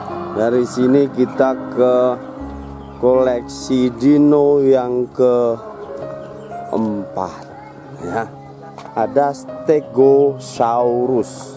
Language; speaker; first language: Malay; non-native, local second language; Javanese